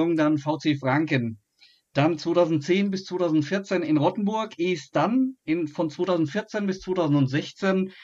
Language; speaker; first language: German; non-native, fluent; Italian